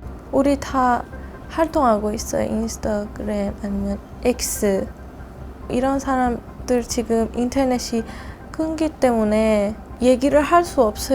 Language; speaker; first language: Korean; non-native, learner; Persian